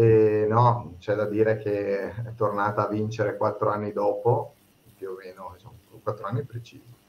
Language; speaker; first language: Italian; native; Italian